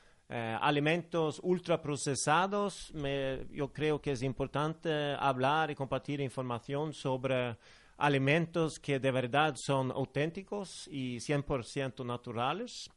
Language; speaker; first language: Spanish; non-native, fluent; Norwegian